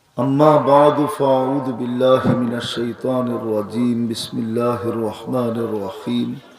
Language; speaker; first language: Arabic; non-native, fluent; Bangla